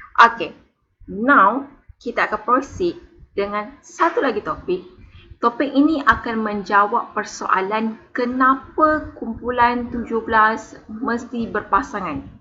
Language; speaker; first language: Malay; native; Malay